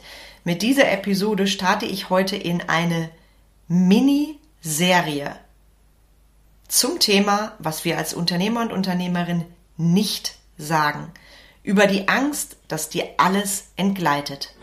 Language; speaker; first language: German; native; German